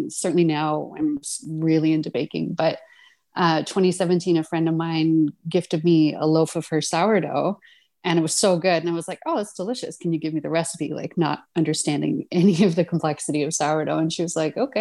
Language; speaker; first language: English; native; English